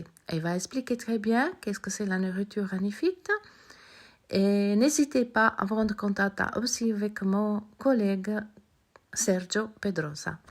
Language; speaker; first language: French; non-native, fluent; Italian